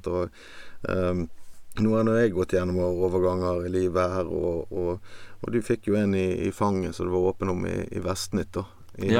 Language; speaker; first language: Norwegian; native; Norwegian